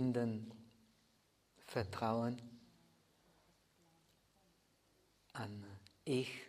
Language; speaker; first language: German; non-native, fluent; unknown